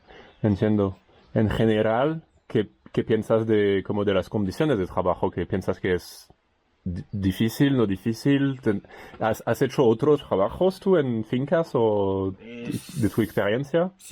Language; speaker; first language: Spanish; non-native, learner; French